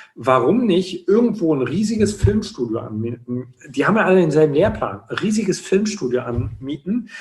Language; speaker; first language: German; native; German